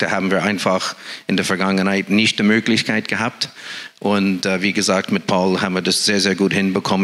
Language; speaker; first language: German; non-native, fluent; English